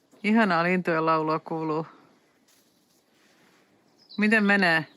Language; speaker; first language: Finnish; native; Finnish